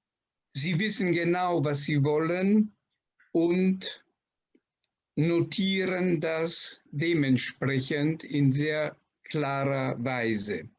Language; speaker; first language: German; non-native, fluent; Italian